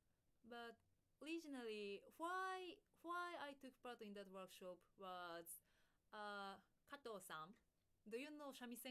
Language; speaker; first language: English; non-native, fluent; Japanese